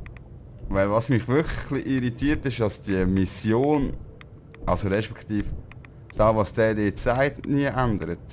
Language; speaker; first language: German; native; German